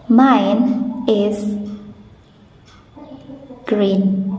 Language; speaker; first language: English; non-native, fluent; Indonesian